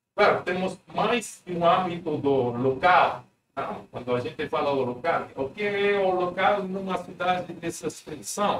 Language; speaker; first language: Portuguese; non-native, fluent; Spanish